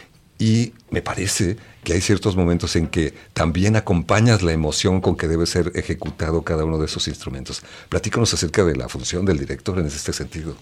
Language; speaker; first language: Spanish; native; Spanish